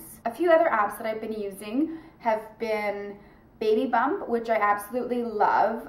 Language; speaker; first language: English; native; English